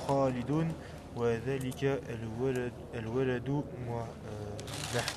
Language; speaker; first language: Arabic; non-native, learner; French